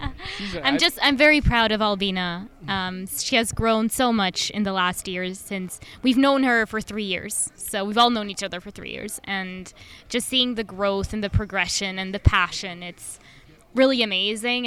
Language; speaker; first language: English; non-native, fluent; French